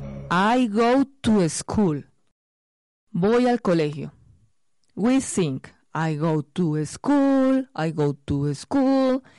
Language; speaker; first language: English; non-native, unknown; Spanish